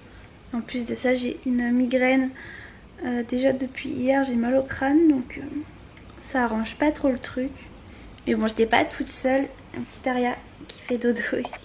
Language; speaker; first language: French; native; French